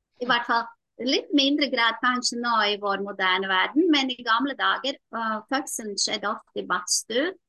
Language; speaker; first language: Norwegian; non-native, fluent; Latvian